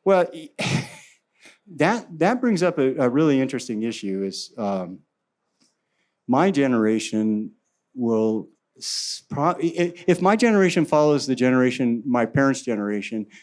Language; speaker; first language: English; native; English